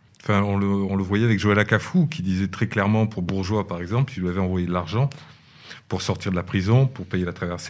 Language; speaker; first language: French; native; French